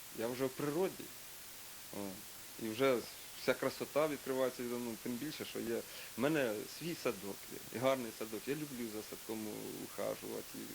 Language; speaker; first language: Ukrainian; native; Ukrainian